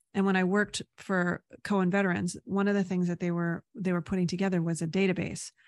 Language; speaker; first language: English; native; English